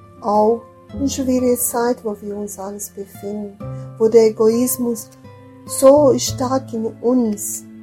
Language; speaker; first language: German; non-native, learner; Portuguese